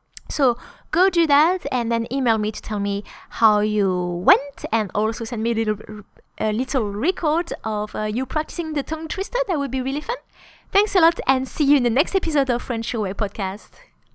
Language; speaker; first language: English; non-native, fluent; French